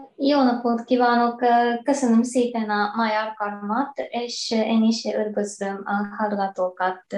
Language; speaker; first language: Hungarian; non-native, fluent; Japanese